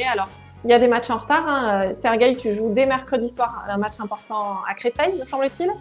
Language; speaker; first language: French; native; French